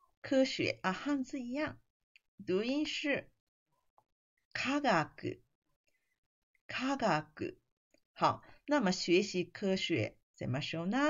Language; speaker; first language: Chinese; non-native, fluent; Japanese